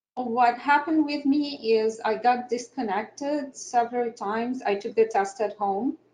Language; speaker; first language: English; non-native, fluent; Arabic